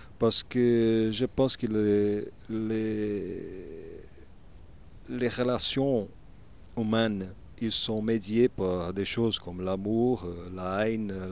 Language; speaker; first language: French; non-native, learner; Portuguese